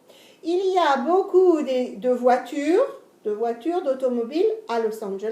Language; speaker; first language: French; non-native, fluent; English